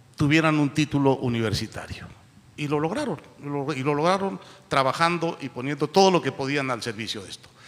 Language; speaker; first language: Spanish; native; Spanish